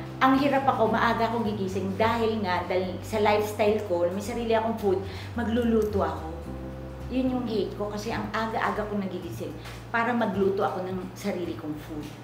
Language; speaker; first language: Filipino; native; Filipino